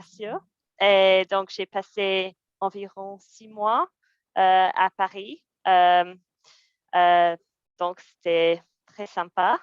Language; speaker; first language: French; non-native, fluent; English